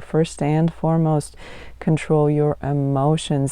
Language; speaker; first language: English; native; English